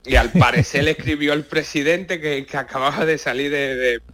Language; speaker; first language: Spanish; native; Spanish